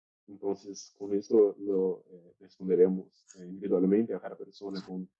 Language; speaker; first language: Spanish; non-native, learner; Portuguese